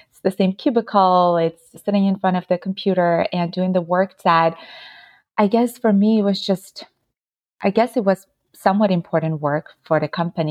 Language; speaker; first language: English; non-native, fluent; Ukrainian